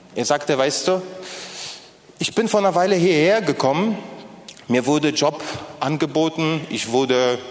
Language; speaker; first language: German; non-native, fluent; Polish